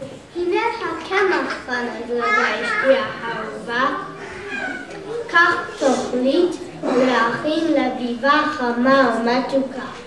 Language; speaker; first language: Hebrew; non-native, learner; English